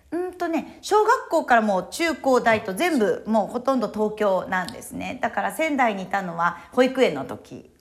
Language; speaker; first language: Japanese; native; Japanese